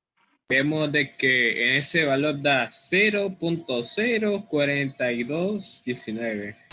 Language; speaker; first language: Spanish; native; Spanish